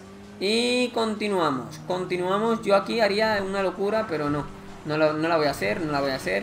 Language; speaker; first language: Spanish; native; Spanish